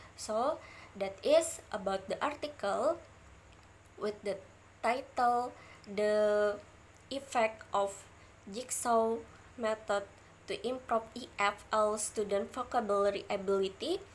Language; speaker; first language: English; non-native, learner; Indonesian